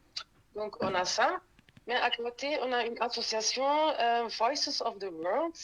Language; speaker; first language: French; non-native, local second language; Dutch